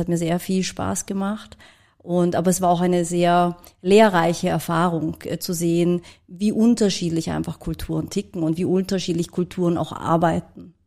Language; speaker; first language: German; early bilingual, other home language; Polish